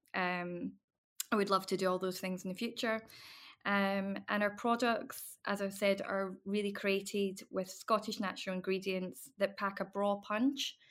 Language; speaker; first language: English; native; English